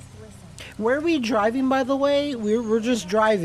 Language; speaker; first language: English; native; English